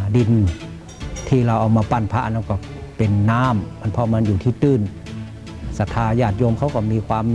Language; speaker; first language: Thai; native; Thai